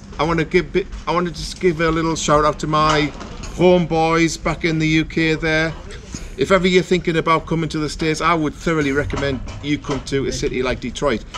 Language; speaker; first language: English; native; English